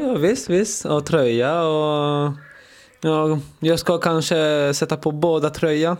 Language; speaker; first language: Swedish; early bilingual, heritage; French